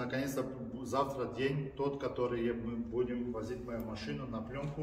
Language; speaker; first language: Russian; early bilingual, heritage; Russian